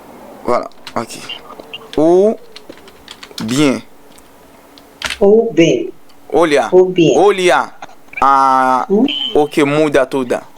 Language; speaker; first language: Portuguese; non-native, learner; Haitian Creole